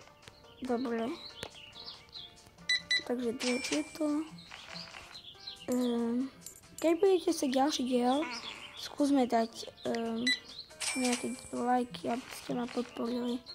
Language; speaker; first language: Slovak; native; Slovak